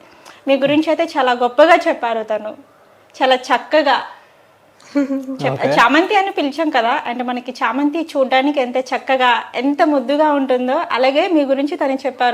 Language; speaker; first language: Telugu; native; Telugu